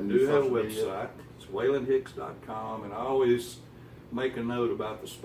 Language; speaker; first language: English; native; English